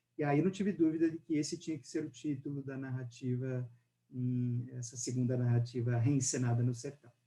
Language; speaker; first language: Portuguese; native; Portuguese